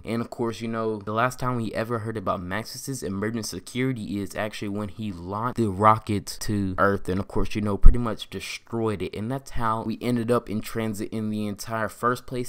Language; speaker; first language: English; native; English